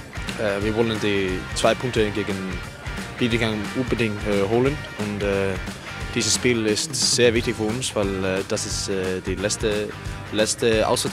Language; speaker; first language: German; non-native, learner; Icelandic